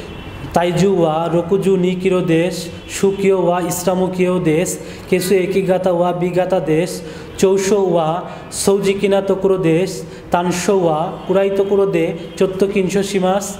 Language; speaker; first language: Japanese; non-native, learner; Bangla